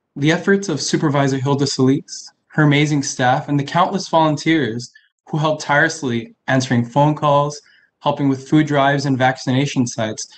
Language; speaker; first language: English; early bilingual, other home language; Spanish